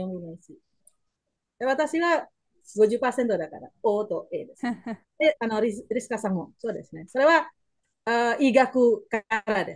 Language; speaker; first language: Japanese; non-native, learner; Indonesian